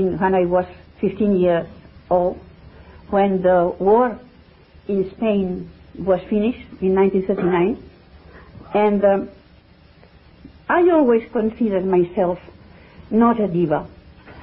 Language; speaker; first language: English; non-native, fluent; Spanish